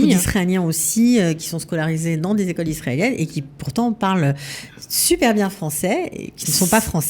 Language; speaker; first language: French; native; French